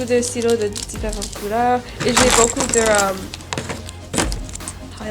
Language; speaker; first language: French; non-native, local second language; English